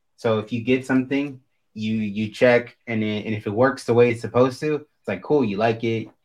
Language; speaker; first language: English; early bilingual, other home language; Spanish